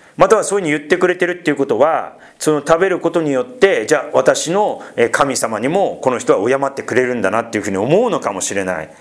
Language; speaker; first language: Japanese; native; Japanese